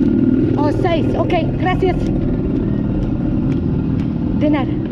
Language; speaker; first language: Spanish; non-native, learner; English